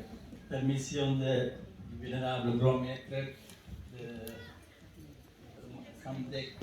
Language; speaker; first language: French; non-native, fluent; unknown